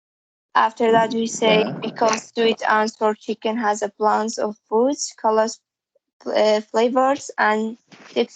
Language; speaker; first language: English; non-native, learner; Central Kurdish